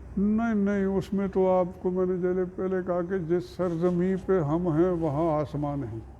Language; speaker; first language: Urdu; non-native, local second language; Punjabi